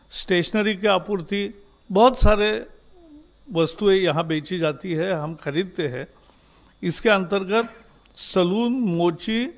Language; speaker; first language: Hindi; native; Hindi